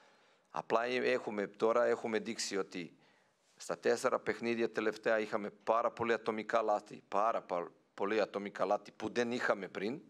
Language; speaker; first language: Greek; non-native, fluent; Serbian